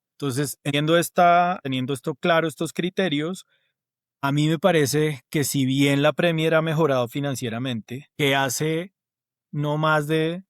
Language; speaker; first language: Spanish; native; Spanish